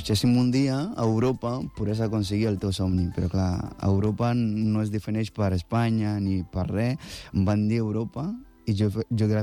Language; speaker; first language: Catalan; non-native, fluent; Akan